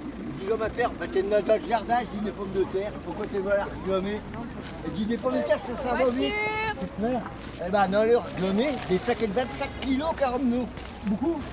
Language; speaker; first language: French; native; French